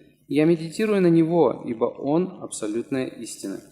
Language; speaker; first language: Russian; native; Russian